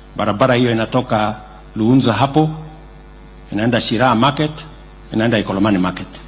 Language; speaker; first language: Swahili; non-native, local second language; Kalenjin